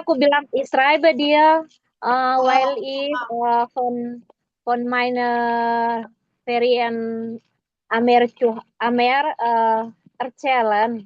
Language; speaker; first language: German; non-native, learner; Indonesian